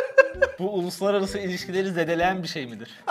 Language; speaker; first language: Turkish; native; Turkish